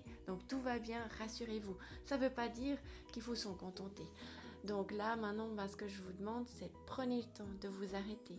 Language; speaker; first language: French; native; French